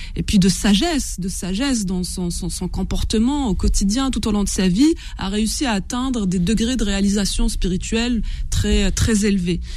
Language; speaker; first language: French; non-native, local second language; Kabyle